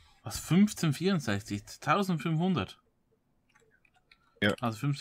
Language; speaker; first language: German; native; German